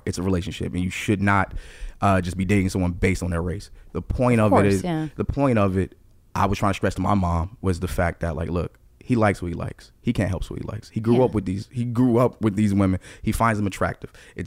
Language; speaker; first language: English; native; English